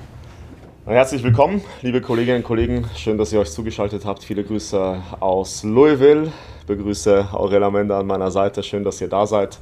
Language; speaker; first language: German; native; German